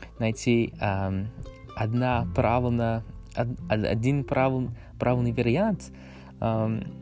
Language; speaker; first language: Russian; non-native, learner; English